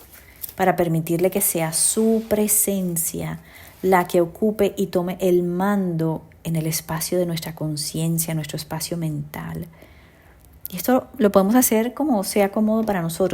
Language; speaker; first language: Spanish; native; Spanish